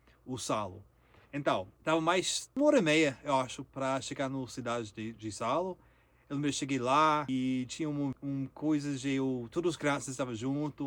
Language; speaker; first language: Portuguese; non-native, learner; English